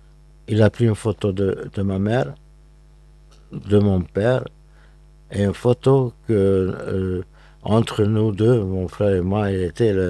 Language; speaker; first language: French; non-native, fluent; Hungarian